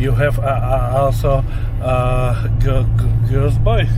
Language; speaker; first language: English; non-native, learner; Slovak